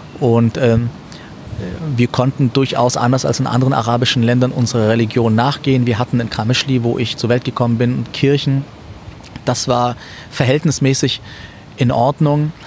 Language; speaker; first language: German; early bilingual, other home language; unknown